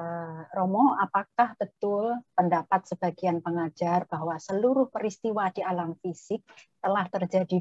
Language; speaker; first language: Indonesian; native; Indonesian